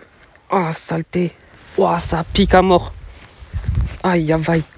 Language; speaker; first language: French; native; French